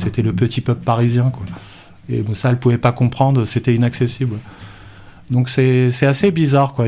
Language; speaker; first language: French; native; French